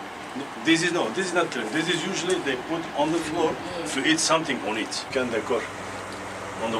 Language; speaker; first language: English; non-native, fluent; Kurdish